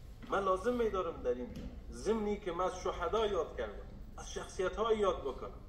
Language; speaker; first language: Persian; native; Persian